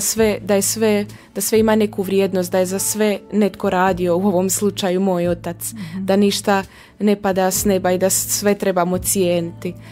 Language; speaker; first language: Croatian; native; Croatian